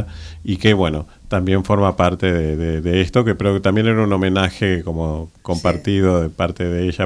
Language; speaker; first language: Spanish; native; Spanish